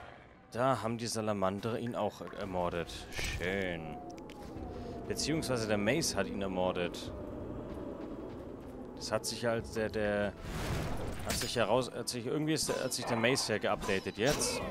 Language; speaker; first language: German; native; German